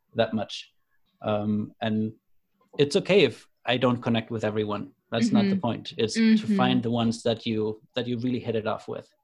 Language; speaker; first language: English; non-native, fluent; German